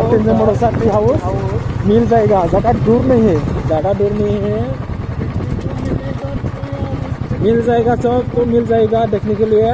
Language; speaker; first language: Hindi; non-native, local second language; Bodo